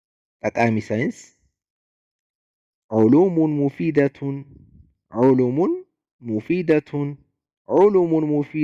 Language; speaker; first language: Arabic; non-native, fluent; Amharic